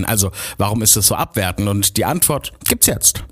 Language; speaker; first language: German; native; German